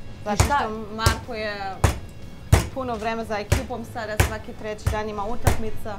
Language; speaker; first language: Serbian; non-native, learner; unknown